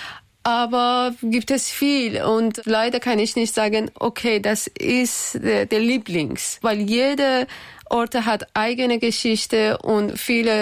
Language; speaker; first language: German; non-native, learner; Persian